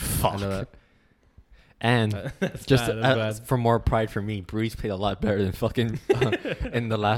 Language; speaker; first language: English; native; English